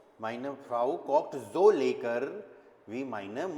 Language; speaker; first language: German; non-native, fluent; Hindi